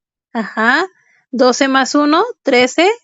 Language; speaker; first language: Spanish; native; Spanish